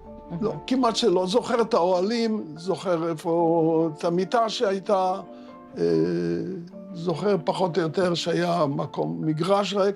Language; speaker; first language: Hebrew; early bilingual, other home language; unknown